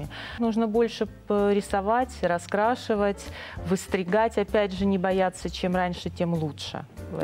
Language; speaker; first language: Russian; native; Russian